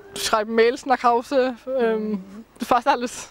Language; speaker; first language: German; non-native, fluent; Danish